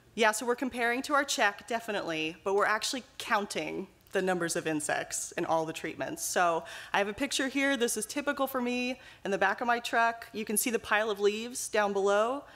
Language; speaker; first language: English; native; English